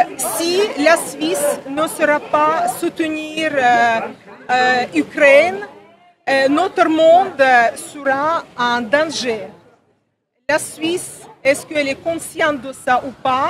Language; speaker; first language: French; non-native, learner; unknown